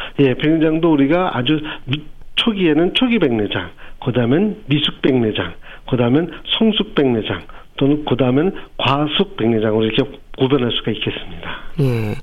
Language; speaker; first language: Korean; native; Korean